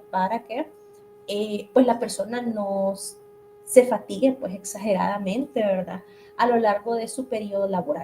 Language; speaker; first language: Spanish; native; Spanish